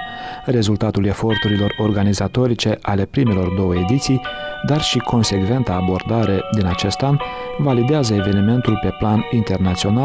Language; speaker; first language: Romanian; native; Romanian